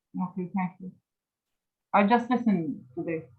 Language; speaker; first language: English; non-native, learner; Arabic